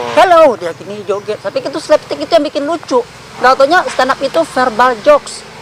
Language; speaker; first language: Indonesian; non-native, local second language; Minangkabau